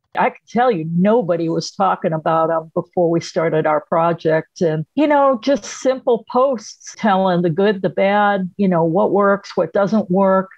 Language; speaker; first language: English; native; English